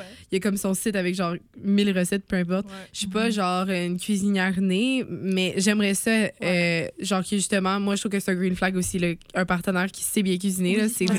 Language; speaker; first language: French; native; French